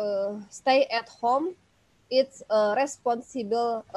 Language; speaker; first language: English; non-native, learner; Indonesian